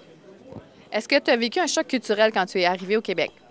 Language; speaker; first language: French; native; French